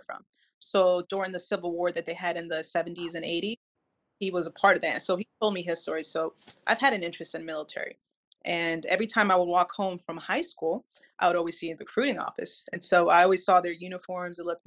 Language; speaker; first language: English; native; English